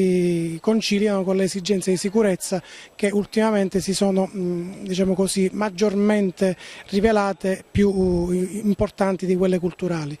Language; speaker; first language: Italian; native; Italian